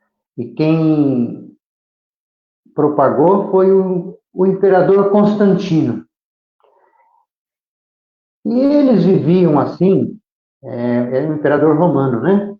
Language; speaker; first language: Portuguese; native; Portuguese